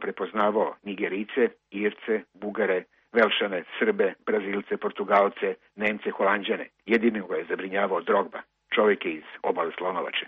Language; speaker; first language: Croatian; native; Croatian